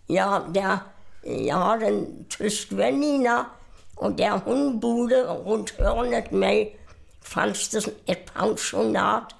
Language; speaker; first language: Swedish; non-native, fluent; German